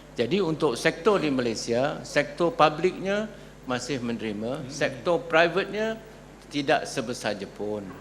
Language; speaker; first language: Malay; native; Malay